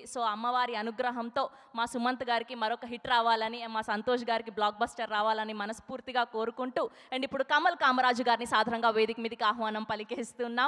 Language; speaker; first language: Telugu; native; Telugu